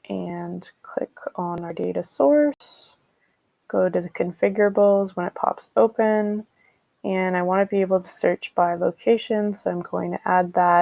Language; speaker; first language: English; native; English